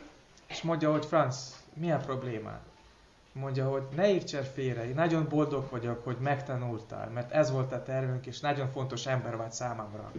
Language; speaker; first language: Hungarian; non-native, fluent; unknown